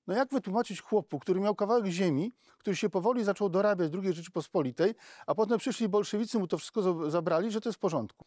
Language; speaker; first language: Polish; native; Polish